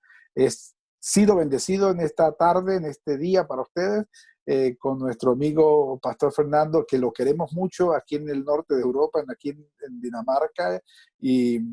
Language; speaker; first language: Spanish; native; Spanish